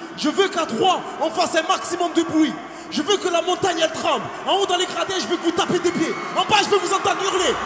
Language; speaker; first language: French; native; French